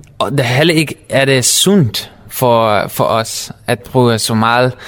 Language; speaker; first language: Danish; non-native, learner; Dutch